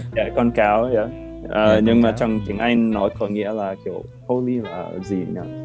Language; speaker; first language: Vietnamese; non-native, fluent; English